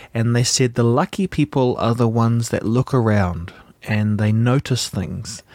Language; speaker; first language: English; native; English